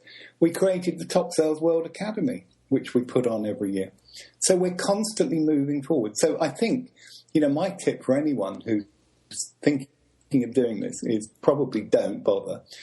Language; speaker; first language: English; native; English